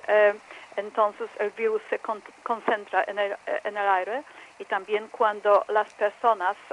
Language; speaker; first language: Spanish; non-native, fluent; Polish